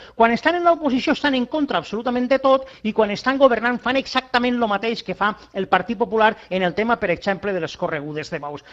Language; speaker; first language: Catalan; non-native, local second language; Spanish